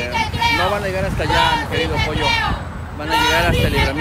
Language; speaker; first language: Spanish; native; Spanish